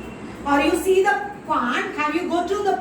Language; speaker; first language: English; non-native, local second language; Tamil